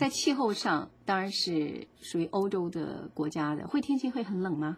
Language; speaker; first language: Chinese; native; Chinese